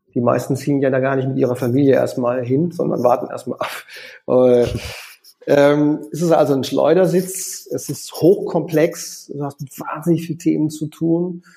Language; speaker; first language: German; native; German